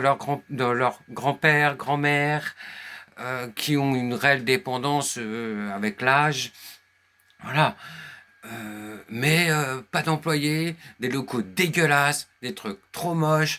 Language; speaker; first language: French; native; French